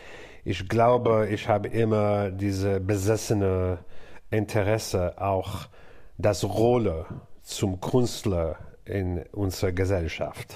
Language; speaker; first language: German; non-native, learner; English